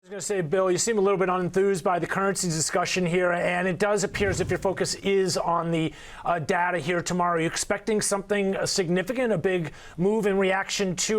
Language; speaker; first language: English; native; English